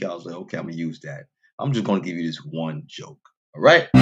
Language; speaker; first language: English; native; English